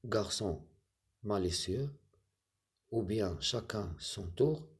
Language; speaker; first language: French; non-native, local second language; Arabic